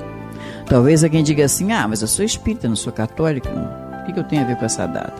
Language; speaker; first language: Portuguese; native; Portuguese